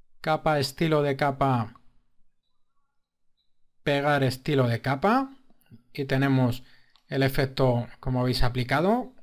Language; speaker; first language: Spanish; native; Spanish